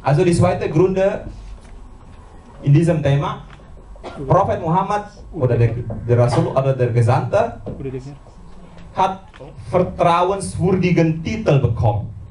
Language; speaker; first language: German; non-native, learner; Indonesian